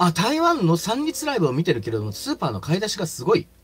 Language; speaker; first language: Japanese; native; Japanese